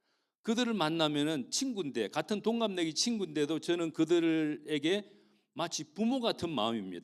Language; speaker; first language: Korean; native; Korean